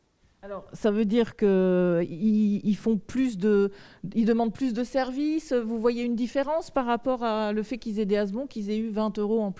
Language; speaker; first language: French; native; French